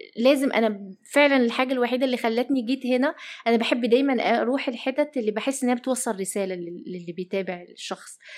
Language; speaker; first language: Arabic; early bilingual, heritage; Arabic